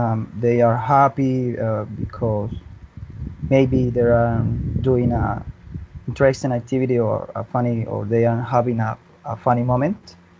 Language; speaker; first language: English; non-native, learner; Spanish